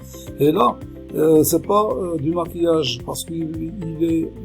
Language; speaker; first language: French; non-native, local second language; Arabic